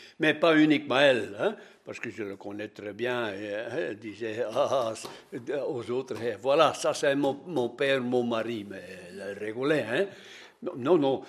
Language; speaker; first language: French; non-native, local second language; Dutch